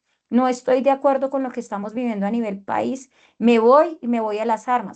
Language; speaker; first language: Spanish; native; Spanish